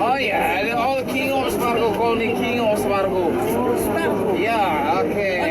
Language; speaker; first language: English; non-native, learner; Indonesian